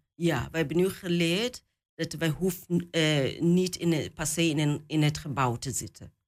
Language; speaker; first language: Dutch; non-native, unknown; Swahili